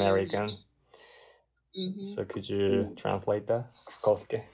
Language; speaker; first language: English; non-native, learner; Japanese